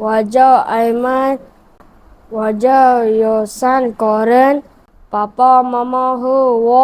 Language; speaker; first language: Chinese; non-native, learner; Malay